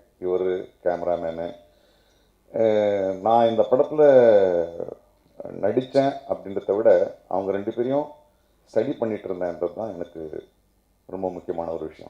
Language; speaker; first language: Tamil; native; Tamil